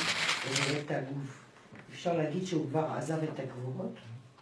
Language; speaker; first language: Hebrew; non-native, fluent; French